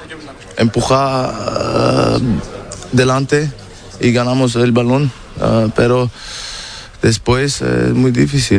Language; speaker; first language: Spanish; non-native, fluent; German